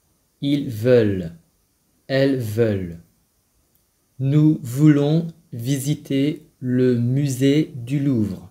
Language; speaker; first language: French; non-native, fluent; Vietnamese